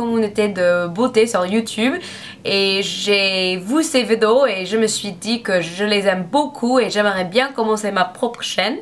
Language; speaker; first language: French; non-native, learner; English